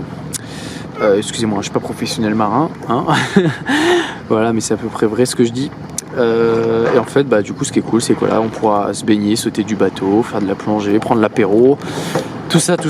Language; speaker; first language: French; native; French